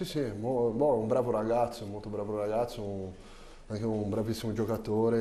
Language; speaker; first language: Italian; non-native, fluent; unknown